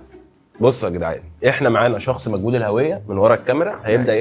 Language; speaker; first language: Arabic; native; Arabic